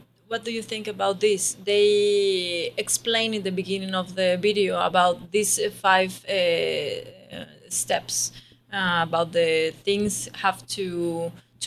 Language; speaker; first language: English; non-native, learner; Spanish